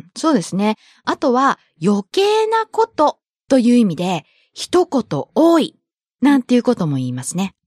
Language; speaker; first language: Japanese; native; Japanese